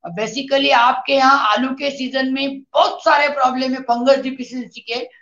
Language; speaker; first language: Hindi; non-native, local second language; Marathi